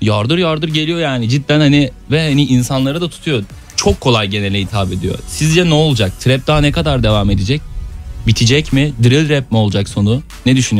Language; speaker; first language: Turkish; native; Turkish